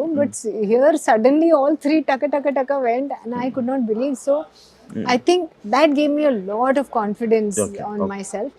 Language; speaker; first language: Telugu; non-native, learner; Hindi